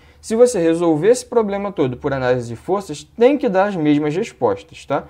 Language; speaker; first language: Portuguese; native; Portuguese